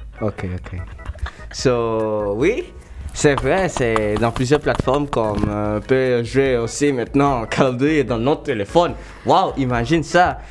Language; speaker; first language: French; non-native, local second language; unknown